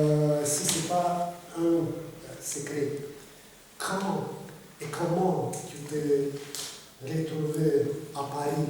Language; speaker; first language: French; non-native, fluent; Russian